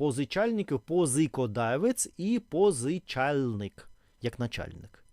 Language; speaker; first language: Ukrainian; non-native, learner; Russian